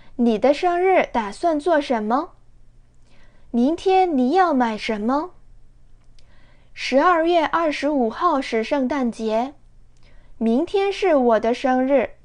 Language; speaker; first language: Chinese; non-native, fluent; Korean